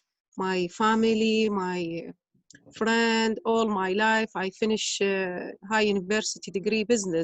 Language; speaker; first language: English; non-native, learner; Arabic